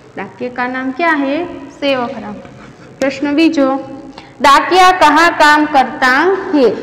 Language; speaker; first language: Hindi; non-native, local second language; Gujarati